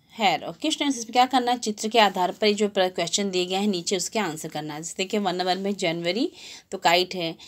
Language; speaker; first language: Hindi; non-native, local second language; Gujarati